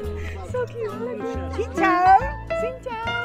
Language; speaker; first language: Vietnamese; non-native, learner; Greek